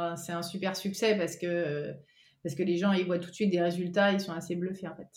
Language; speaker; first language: French; native; French